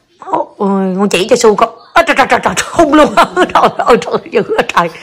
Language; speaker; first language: Vietnamese; native; Vietnamese